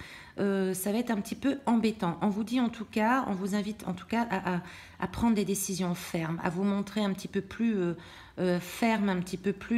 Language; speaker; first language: French; native; French